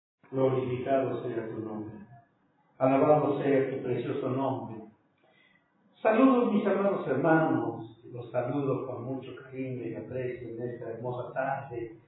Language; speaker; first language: Spanish; native; Spanish